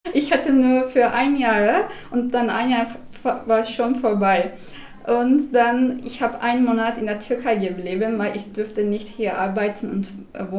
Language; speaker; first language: German; non-native, learner; Turkish